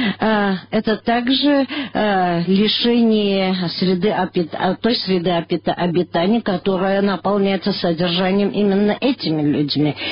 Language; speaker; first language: Russian; non-native, local second language; Armenian